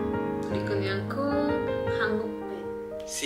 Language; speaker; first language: Korean; non-native, learner; Spanish